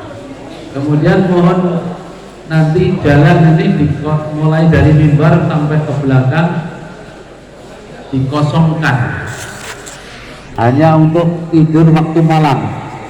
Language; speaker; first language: Indonesian; non-native, local second language; Javanese